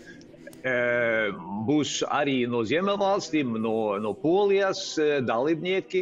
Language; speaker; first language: Latvian; non-native, fluent; Swedish